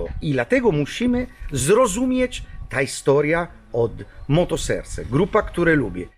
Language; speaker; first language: Polish; non-native, fluent; Italian